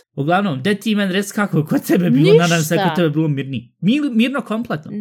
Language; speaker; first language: Bosnian; early bilingual, heritage; Bosnian